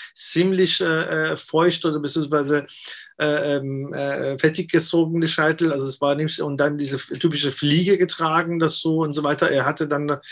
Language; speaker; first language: German; non-native, fluent; Persian